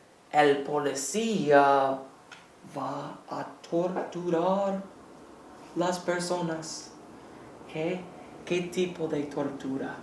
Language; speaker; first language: Spanish; non-native, fluent; English